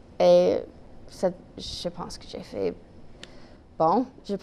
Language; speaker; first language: French; non-native, local second language; English